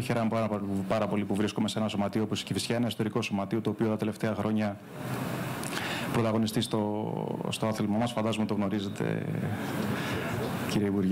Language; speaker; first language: Greek; native; Greek